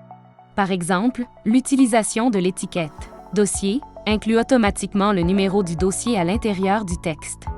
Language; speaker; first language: French; native; French